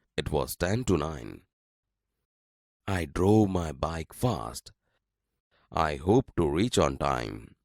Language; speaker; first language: English; non-native, local second language; Gujarati